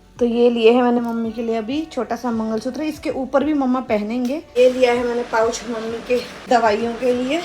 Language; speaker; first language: Hindi; early bilingual, other home language; Nepali